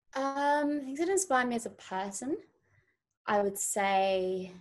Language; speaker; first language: English; native; English